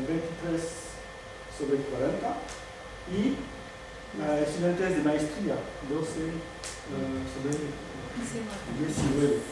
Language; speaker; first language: Spanish; non-native, fluent; French